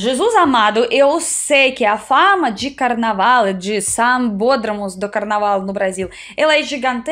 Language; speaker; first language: Portuguese; non-native, fluent; Russian